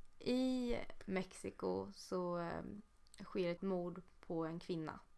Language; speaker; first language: Swedish; native; Swedish